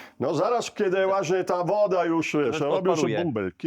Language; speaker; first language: Polish; non-native, learner; Italian